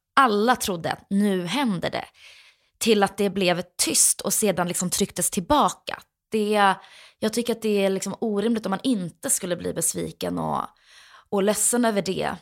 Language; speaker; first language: Swedish; early bilingual, other home language; Bosnian